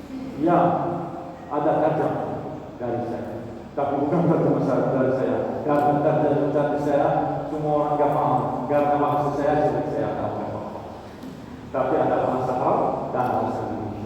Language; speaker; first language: Indonesian; non-native, learner; Arabic